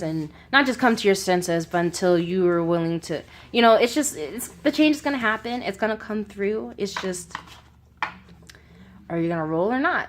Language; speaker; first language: English; native; English